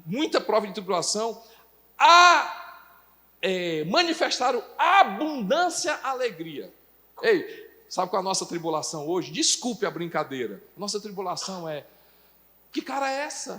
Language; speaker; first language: Portuguese; native; Portuguese